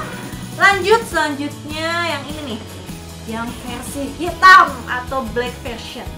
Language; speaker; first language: Indonesian; native; Indonesian